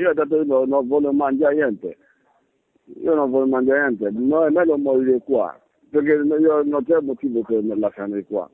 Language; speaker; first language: Italian; non-native, learner; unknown